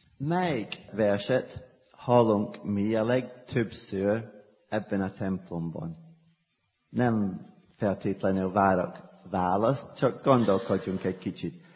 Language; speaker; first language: Hungarian; non-native, fluent; English